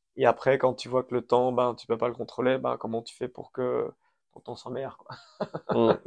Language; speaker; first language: French; early bilingual, other home language; Persian